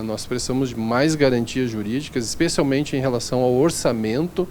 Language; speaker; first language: Portuguese; native; Portuguese